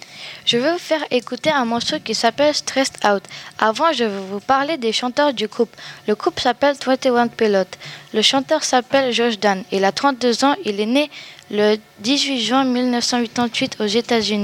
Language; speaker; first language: French; native; French